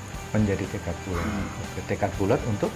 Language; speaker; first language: Indonesian; native; Indonesian